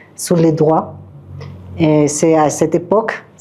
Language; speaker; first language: French; non-native, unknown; Spanish